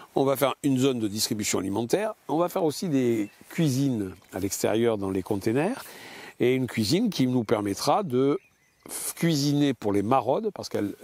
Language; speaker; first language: French; native; French